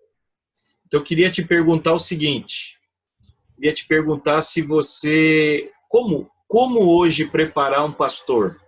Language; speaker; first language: Portuguese; native; Portuguese